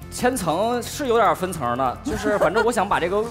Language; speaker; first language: Chinese; native; Chinese